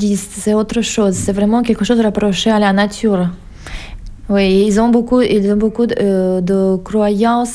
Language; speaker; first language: French; non-native, fluent; Russian